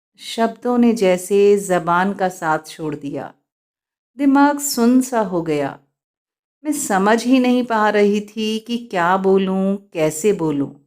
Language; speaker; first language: Hindi; native; Hindi